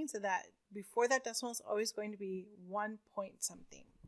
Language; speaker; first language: English; native; English